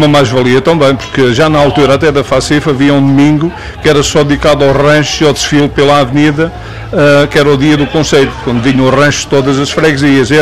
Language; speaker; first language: Portuguese; native; Portuguese